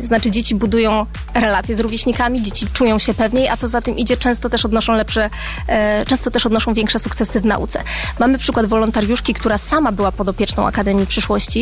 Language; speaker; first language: Polish; native; Polish